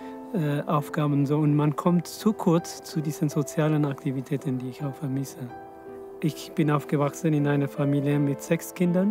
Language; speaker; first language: German; non-native, fluent; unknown